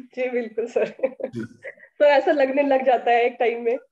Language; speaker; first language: Hindi; native; Hindi